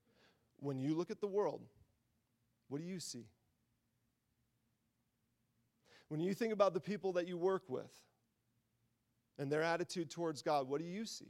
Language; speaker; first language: English; native; English